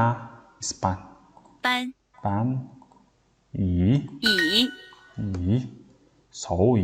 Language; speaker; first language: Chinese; non-native, learner; Mongolian